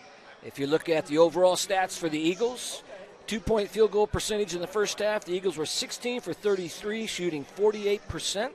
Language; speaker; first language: English; native; English